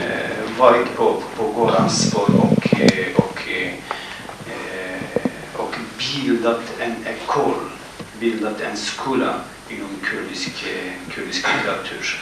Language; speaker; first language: Swedish; non-native, fluent; Kurdish